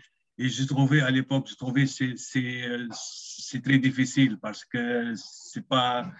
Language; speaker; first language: French; non-native, local second language; Arabic